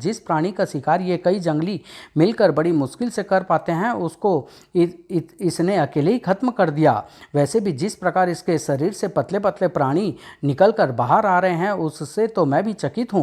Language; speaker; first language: Hindi; native; Hindi